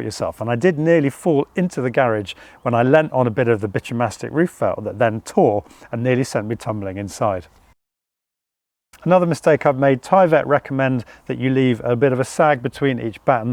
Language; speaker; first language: English; native; English